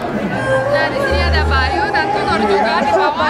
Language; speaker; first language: Indonesian; non-native, fluent; Romanian